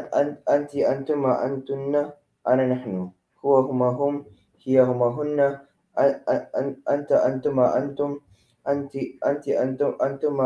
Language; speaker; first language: Arabic; non-native, learner; Filipino